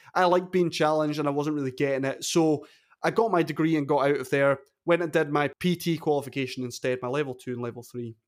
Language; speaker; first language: English; native; English